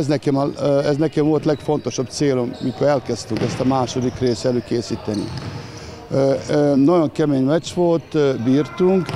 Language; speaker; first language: Hungarian; non-native, fluent; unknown